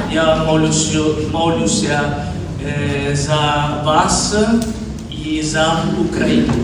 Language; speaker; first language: Ukrainian; non-native, learner; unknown